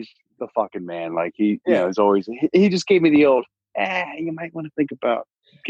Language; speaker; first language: English; native; English